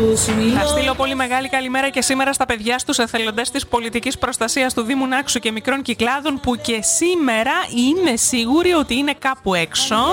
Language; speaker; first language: Greek; native; Greek